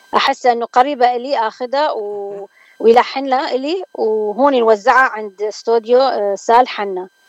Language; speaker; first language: Arabic; native; Arabic